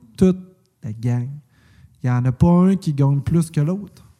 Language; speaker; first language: French; native; French